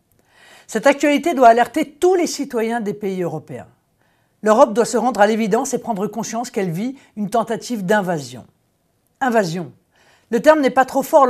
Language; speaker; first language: French; native; French